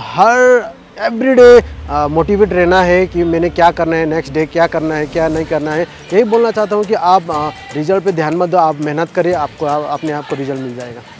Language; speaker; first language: Hindi; non-native, local second language; Nepali